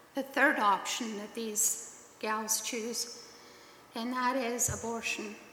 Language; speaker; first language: English; native; English